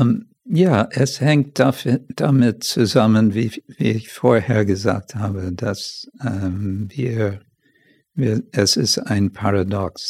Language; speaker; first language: German; non-native, fluent; English